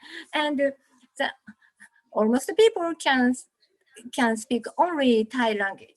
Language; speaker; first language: English; non-native, learner; Japanese